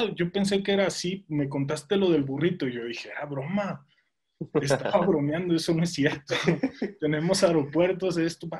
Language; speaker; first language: Spanish; native; Spanish